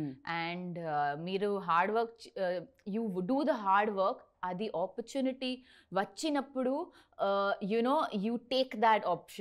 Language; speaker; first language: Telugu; non-native, learner; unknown